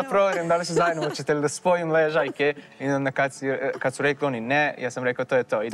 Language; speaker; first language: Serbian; non-native, fluent; Turkish